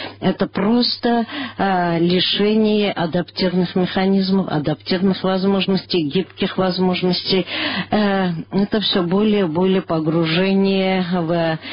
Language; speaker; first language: Russian; non-native, local second language; Armenian